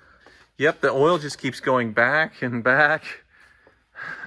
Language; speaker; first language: English; native; English